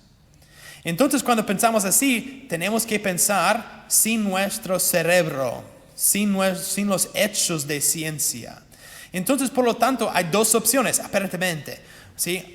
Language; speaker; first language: Spanish; non-native, fluent; English